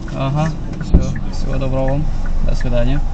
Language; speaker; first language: Russian; non-native, local second language; Kyrgyz